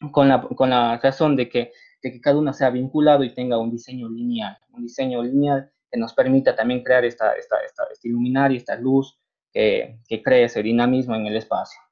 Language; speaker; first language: Spanish; native; Spanish